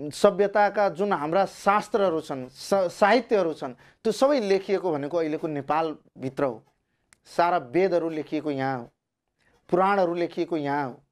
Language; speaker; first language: Nepali; non-native, local second language; Maithili